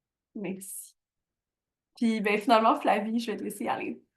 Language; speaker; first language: French; native; French